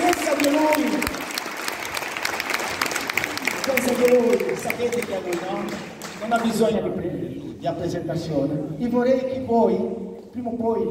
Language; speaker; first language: Italian; non-native, fluent; Portuguese